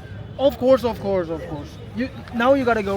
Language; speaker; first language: English; non-native, learner; Korean